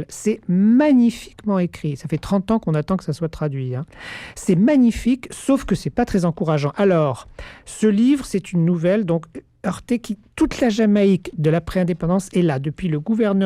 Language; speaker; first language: French; native; French